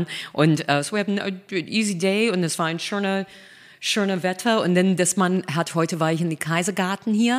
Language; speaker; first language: German; non-native, fluent; English